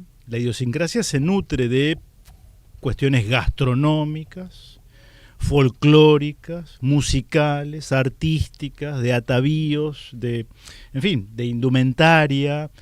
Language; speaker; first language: Spanish; native; Spanish